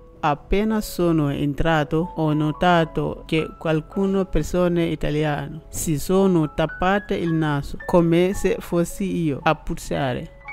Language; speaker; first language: Italian; non-native, learner; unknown